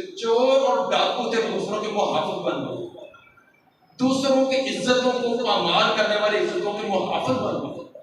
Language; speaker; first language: Urdu; non-native, local second language; Punjabi